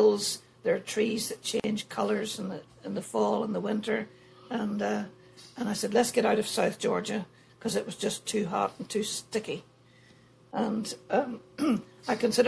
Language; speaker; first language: English; native; English